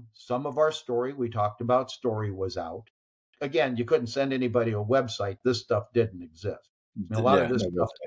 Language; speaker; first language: English; native; English